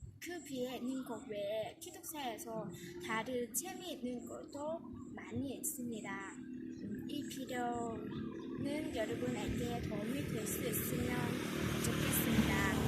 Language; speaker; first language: Korean; non-native, learner; Vietnamese